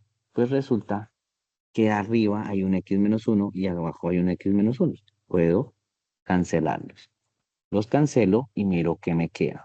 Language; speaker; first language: Spanish; native; Spanish